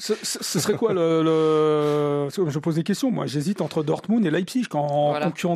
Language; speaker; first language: French; native; French